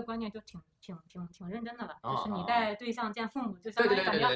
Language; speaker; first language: Chinese; native; Chinese